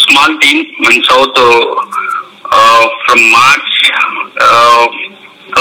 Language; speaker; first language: English; non-native, local second language; Urdu